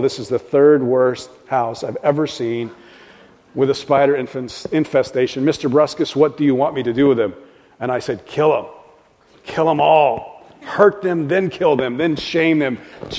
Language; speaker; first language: English; native; English